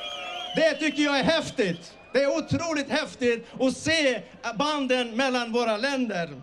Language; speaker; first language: Swedish; early bilingual, other home language; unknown